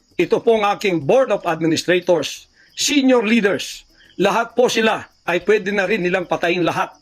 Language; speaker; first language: Filipino; non-native, local second language; Cebuano